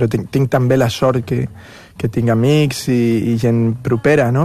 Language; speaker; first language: Catalan; non-native, fluent; Spanish